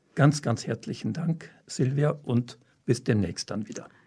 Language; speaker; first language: German; native; German